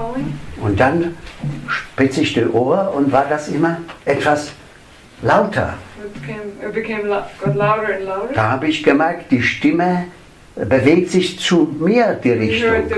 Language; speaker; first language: German; non-native, fluent; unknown